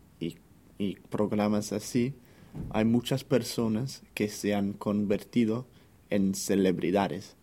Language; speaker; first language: Spanish; non-native, fluent; English